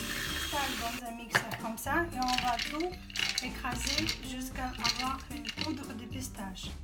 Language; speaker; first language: French; non-native, fluent; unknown